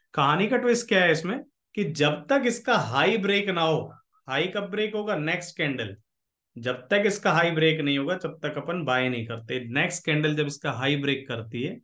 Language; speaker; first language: Hindi; native; Hindi